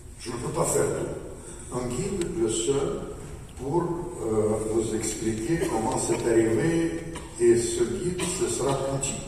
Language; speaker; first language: French; non-native, fluent; Russian